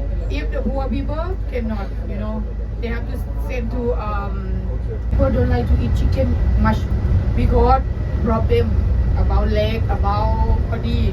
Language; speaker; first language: English; non-native, learner; Thai